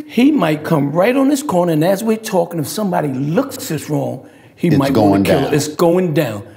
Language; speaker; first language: English; native; English